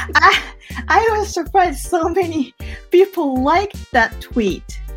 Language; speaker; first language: English; non-native, fluent; Japanese